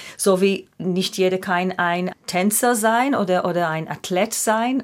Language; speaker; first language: German; non-native, fluent; Hebrew